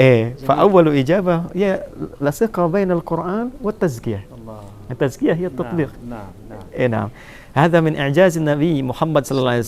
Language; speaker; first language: Arabic; non-native, fluent; Indonesian